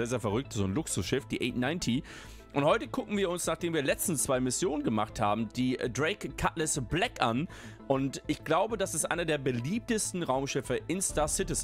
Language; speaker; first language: German; native; German